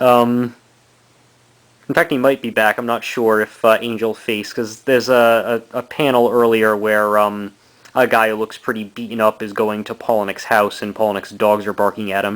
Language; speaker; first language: English; native; English